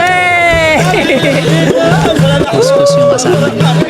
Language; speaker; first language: Filipino; native; Filipino